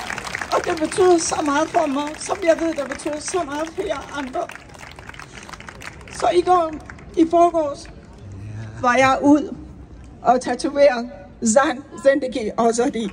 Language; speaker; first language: Danish; non-native, fluent; Persian